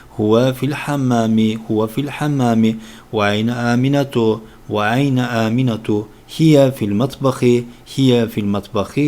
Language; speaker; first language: Arabic; non-native, fluent; Turkish